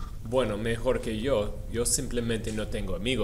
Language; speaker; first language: Spanish; non-native, fluent; English